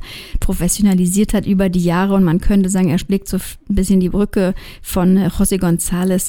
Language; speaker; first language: German; native; German